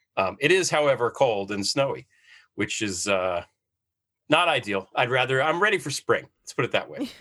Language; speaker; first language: English; native; English